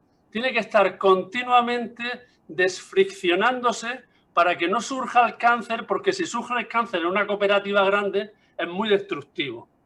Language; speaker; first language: Spanish; native; Spanish